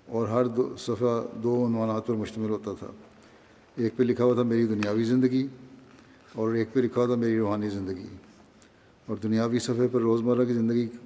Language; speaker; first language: Urdu; native; Urdu